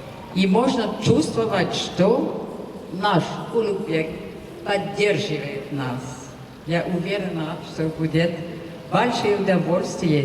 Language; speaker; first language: Russian; non-native, fluent; French